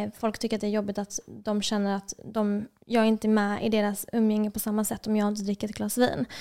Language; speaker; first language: Swedish; native; Swedish